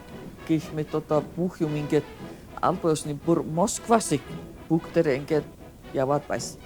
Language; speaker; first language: Mongolian; non-native, fluent; Finnish